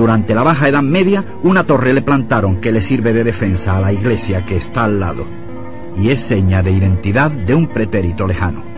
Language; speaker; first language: Spanish; native; Spanish